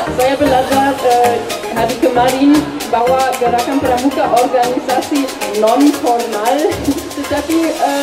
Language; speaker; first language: Indonesian; non-native, learner; German